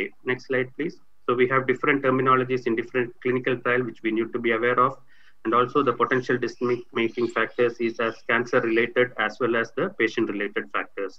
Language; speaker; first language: English; non-native, local second language; Tamil